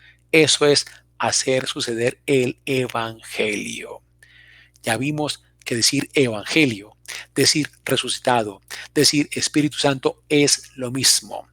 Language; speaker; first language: Spanish; native; Spanish